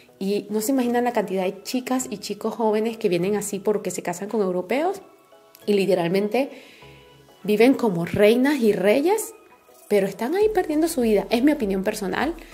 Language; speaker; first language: Spanish; native; Spanish